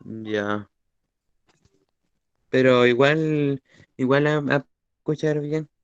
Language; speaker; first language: Spanish; native; Spanish